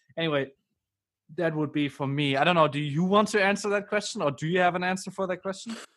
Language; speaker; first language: English; non-native, fluent; German